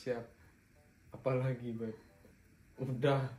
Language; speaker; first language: Indonesian; native; Indonesian